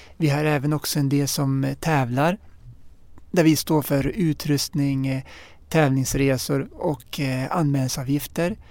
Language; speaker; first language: Swedish; early bilingual, other home language; Arabic